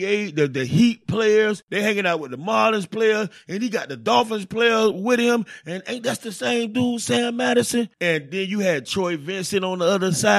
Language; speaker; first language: English; native; English